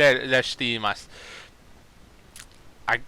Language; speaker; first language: Japanese; non-native, learner; English